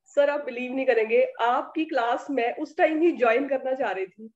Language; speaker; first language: Hindi; native; Hindi